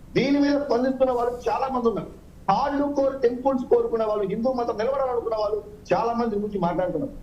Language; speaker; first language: Telugu; native; Telugu